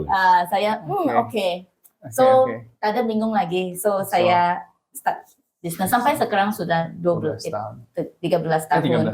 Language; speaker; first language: Indonesian; non-native, learner; Malay